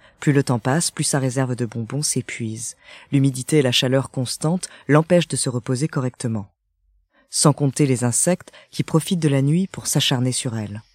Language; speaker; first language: French; native; French